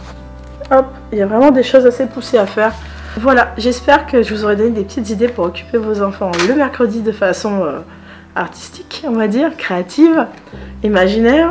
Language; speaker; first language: French; native; French